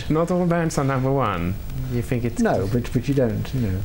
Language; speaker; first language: English; non-native, fluent; Swedish